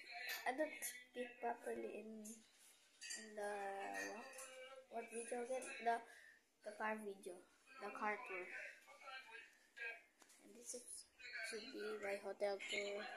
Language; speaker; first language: English; non-native, local second language; Filipino